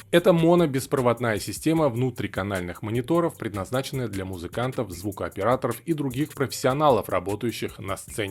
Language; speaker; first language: Russian; native; Russian